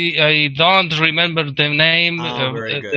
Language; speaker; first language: English; non-native, learner; Spanish